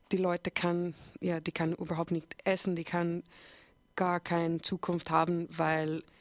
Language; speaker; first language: German; non-native, learner; English